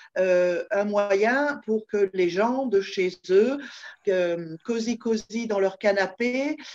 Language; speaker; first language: French; native; French